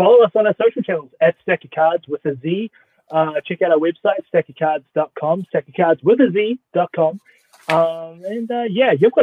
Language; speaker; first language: English; native; English